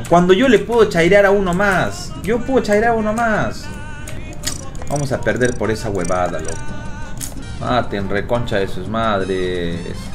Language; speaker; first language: Spanish; native; Spanish